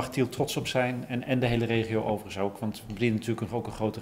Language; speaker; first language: Dutch; native; Dutch